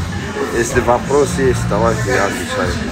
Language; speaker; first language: Russian; non-native, learner; Persian